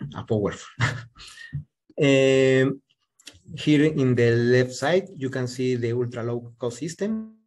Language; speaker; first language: English; non-native, fluent; Spanish